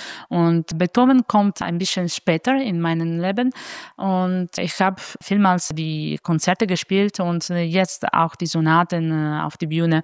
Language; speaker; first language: German; non-native, fluent; Italian